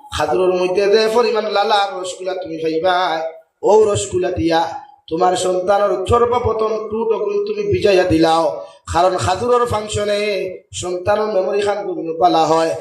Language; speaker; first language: Bangla; non-native, local second language; Sylheti